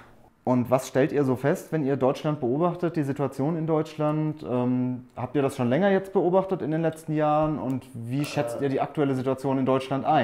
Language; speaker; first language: German; native; German